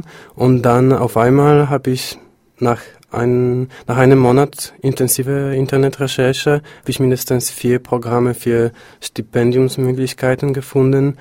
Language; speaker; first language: German; non-native, fluent; Polish